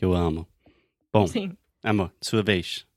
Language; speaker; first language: Portuguese; non-native, fluent; English